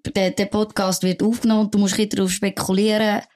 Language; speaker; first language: German; non-native, fluent; French